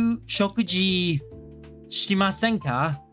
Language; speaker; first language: Japanese; non-native, learner; English